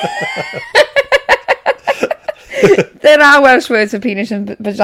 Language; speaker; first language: English; non-native, local second language; Welsh